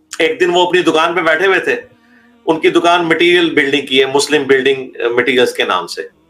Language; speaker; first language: Urdu; non-native, local second language; Punjabi